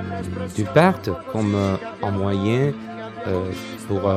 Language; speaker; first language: French; non-native, fluent; Italian